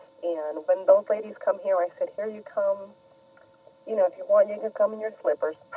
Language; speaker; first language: English; early bilingual, other home language; Spanish